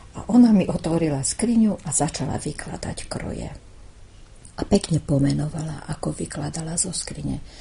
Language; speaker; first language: Slovak; non-native, local second language; Hungarian